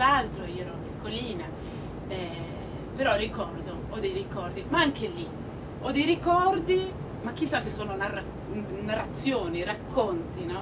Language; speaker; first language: Italian; non-native, fluent; Spanish